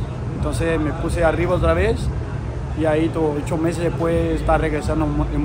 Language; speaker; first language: Spanish; non-native, learner; Portuguese